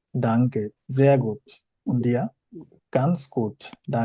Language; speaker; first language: German; non-native, fluent; Bangla